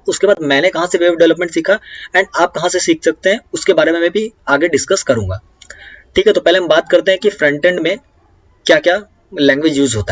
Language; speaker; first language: Hindi; native; Hindi